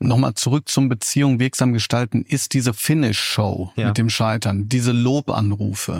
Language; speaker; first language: German; native; German